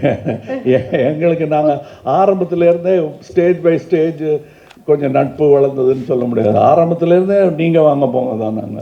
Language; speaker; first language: Tamil; native; Tamil